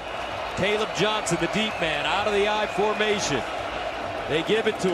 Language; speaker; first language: English; native; English